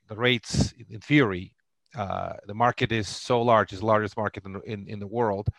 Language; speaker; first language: English; non-native, fluent; Russian